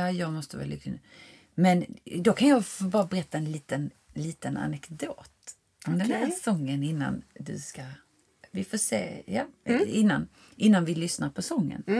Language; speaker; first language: Swedish; native; Swedish